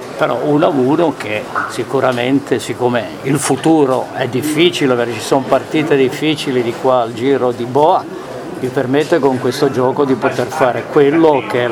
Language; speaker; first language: Italian; native; Italian